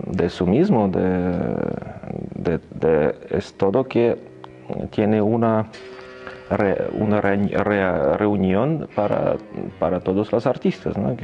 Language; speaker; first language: Spanish; non-native, learner; Russian